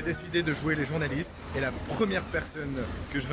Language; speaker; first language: French; native; French